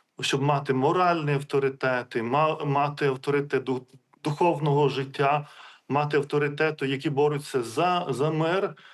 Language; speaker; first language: Ukrainian; non-native, fluent; Lithuanian